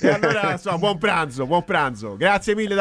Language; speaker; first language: Italian; native; Italian